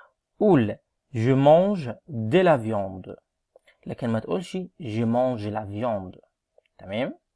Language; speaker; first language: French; non-native, fluent; Arabic